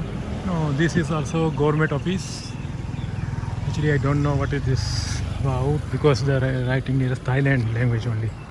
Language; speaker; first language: English; non-native, learner; Urdu